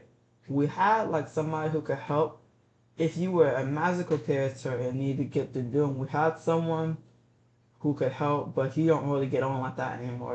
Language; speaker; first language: English; native; English